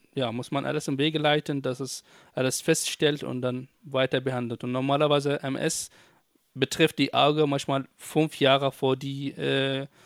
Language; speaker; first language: German; non-native, fluent; Arabic